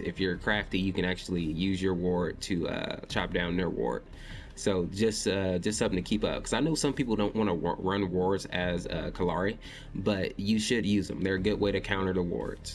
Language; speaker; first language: English; native; English